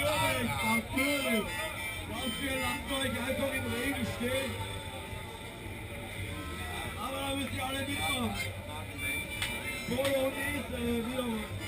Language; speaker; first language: German; native; German